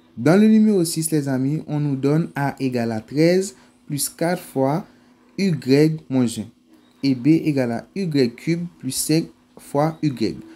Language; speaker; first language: French; non-native, local second language; Haitian Creole